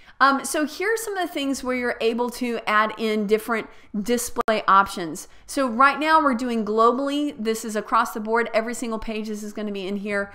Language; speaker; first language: English; native; English